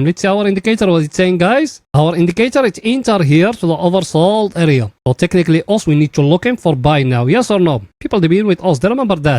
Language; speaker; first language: English; non-native, fluent; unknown